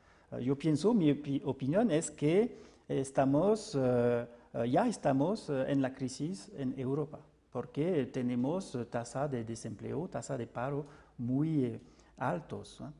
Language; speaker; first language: Spanish; non-native, fluent; French